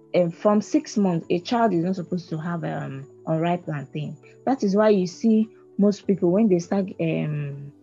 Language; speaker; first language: English; non-native, local second language; Igbo